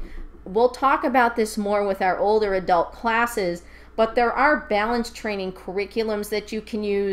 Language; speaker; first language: English; native; English